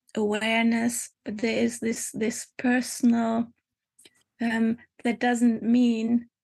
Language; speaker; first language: English; non-native, fluent; German